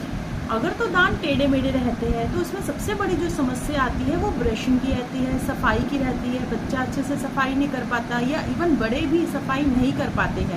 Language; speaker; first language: Hindi; native; Hindi